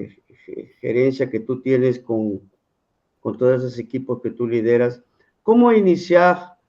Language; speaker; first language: Spanish; non-native, fluent; Portuguese